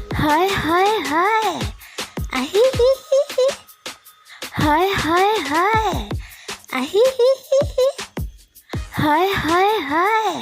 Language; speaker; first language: Thai; native; Thai